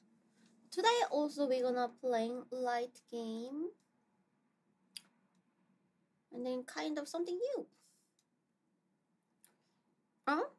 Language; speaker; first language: English; non-native, fluent; Korean